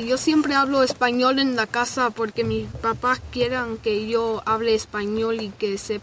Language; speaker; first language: Spanish; early bilingual, other home language; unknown